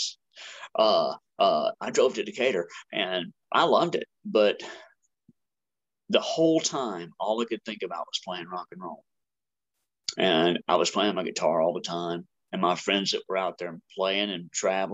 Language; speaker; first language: English; native; English